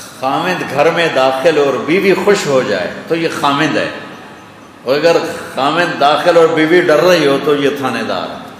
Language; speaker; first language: Urdu; non-native, local second language; Punjabi